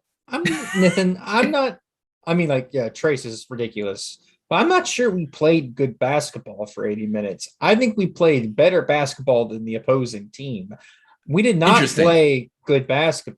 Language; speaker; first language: English; native; English